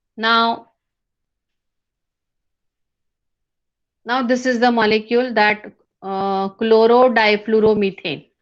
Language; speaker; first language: English; non-native, local second language; Hindi